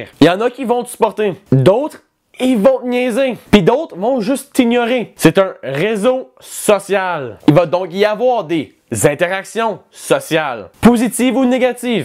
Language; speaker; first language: French; native; French